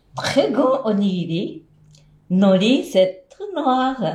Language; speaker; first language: French; non-native, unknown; Japanese